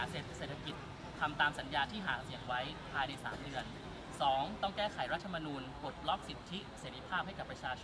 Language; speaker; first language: Thai; native; Thai